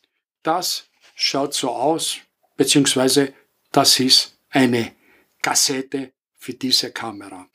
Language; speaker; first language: German; non-native, fluent; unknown